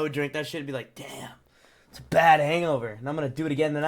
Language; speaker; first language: English; native; English